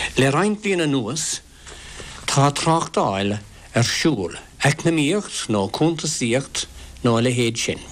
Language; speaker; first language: Irish; native; Irish